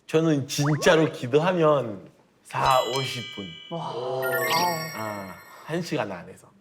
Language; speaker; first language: Korean; early bilingual, heritage; English